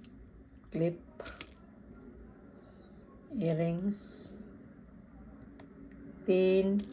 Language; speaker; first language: English; non-native, local second language; Filipino